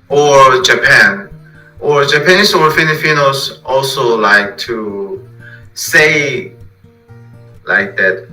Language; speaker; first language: English; non-native, fluent; Korean